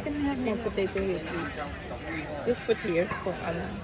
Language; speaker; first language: English; non-native, learner; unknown